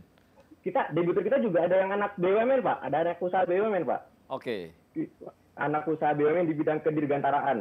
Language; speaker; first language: Indonesian; native; Indonesian